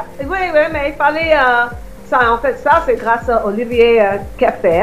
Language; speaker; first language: French; non-native, fluent; English